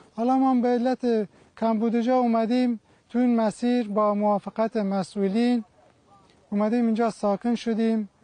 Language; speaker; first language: Persian; non-native, local second language; Kurdish